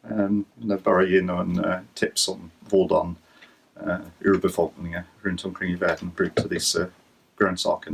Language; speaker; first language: Norwegian; non-native, fluent; English